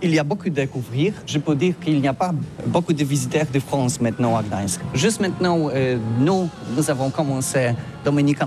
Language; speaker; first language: French; non-native, learner; Polish